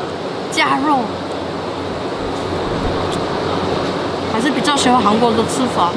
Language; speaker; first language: Chinese; non-native, fluent; Korean